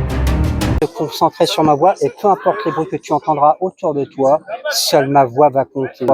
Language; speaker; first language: French; native; French